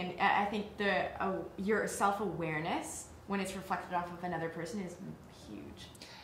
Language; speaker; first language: English; native; English